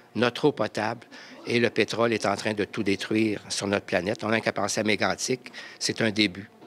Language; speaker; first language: French; native; French